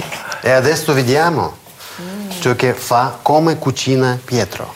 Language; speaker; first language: Italian; non-native, fluent; Russian